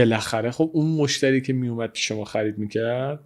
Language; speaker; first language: Persian; native; Persian